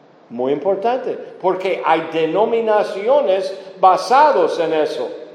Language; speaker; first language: Spanish; non-native, fluent; English